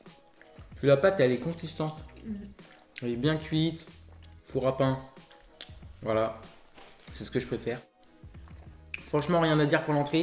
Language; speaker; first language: French; native; French